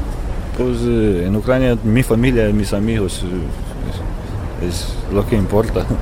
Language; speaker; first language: Spanish; non-native, learner; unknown